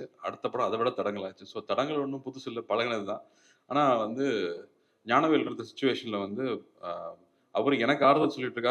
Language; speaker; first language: Tamil; native; Tamil